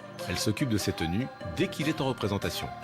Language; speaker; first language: French; native; French